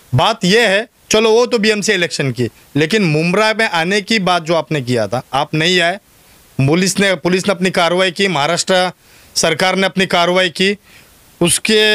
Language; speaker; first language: Hindi; non-native, local second language; Urdu